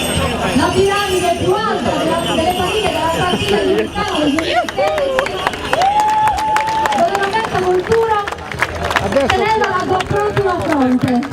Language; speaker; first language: Italian; native; Italian